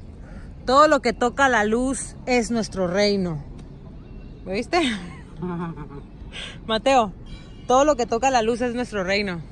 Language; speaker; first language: Spanish; native; Spanish